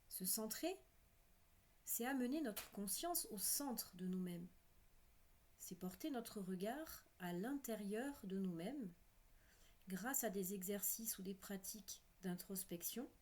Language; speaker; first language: French; native; French